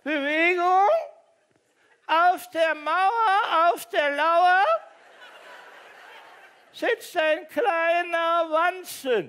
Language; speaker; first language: German; native; German